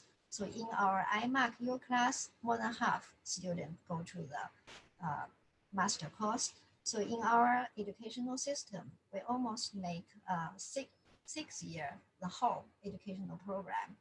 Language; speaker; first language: English; non-native, fluent; Chinese